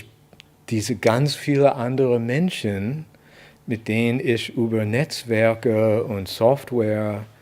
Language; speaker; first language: German; non-native, fluent; English